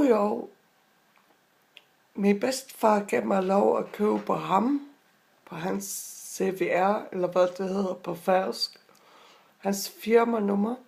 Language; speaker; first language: Danish; non-native, local second language; Faroese